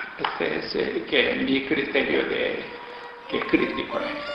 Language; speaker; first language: Spanish; non-native, learner; Korean